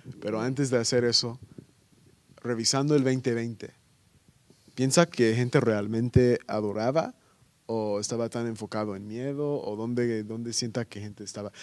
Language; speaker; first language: Spanish; early bilingual, heritage; Spanish